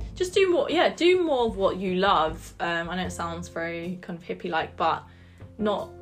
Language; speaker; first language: English; native; English